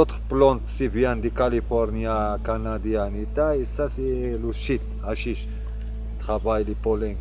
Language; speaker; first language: French; non-native, learner; Arabic